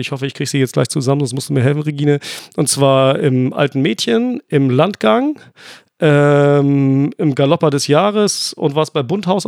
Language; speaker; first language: German; native; German